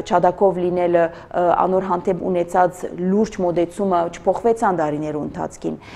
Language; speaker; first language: Armenian; early bilingual, heritage; Armenian